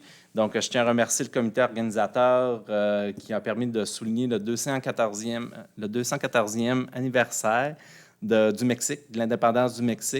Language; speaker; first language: French; native; French